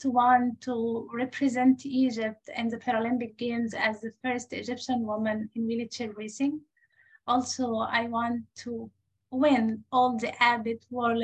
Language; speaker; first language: English; non-native, fluent; Arabic